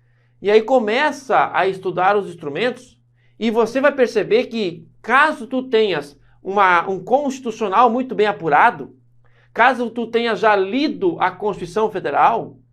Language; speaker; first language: Portuguese; native; Portuguese